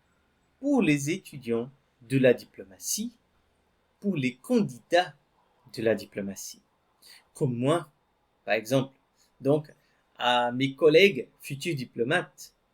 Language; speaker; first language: French; non-native, fluent; Portuguese